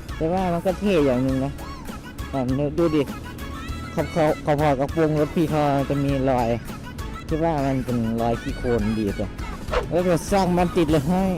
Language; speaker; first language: Thai; non-native, local second language; Northeastern Thai